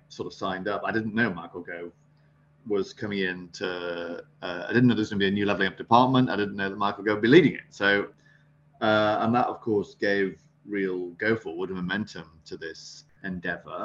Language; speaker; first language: English; native; English